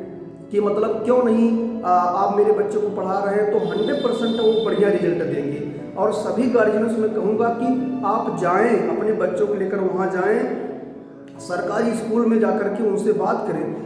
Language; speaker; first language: Hindi; native; Hindi